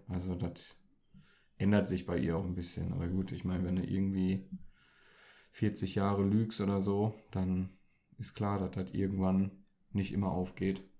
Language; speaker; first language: German; early bilingual, other home language; Turkish